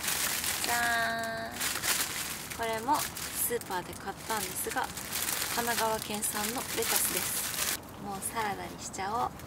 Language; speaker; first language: Japanese; native; Japanese